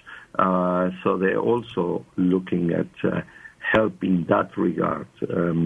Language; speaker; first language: English; non-native, fluent; Spanish